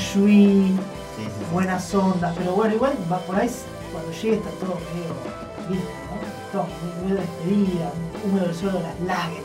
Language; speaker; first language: Spanish; native; Spanish